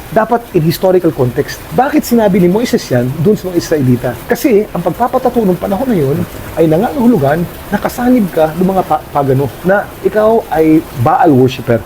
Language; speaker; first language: Filipino; native; Filipino